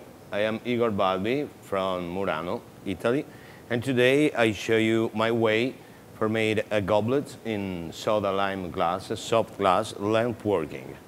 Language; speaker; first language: English; non-native, learner; Italian